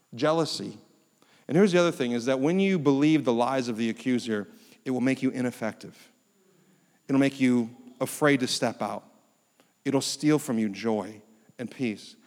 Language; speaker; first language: English; early bilingual, other home language; Korean